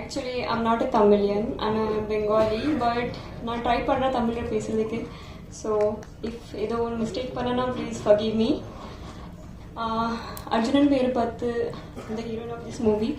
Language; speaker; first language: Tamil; non-native, learner; Bangla